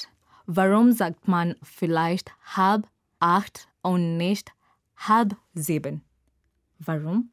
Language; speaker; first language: German; non-native, learner; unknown